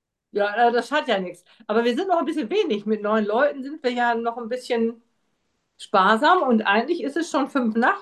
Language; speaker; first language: German; non-native, learner; Turkish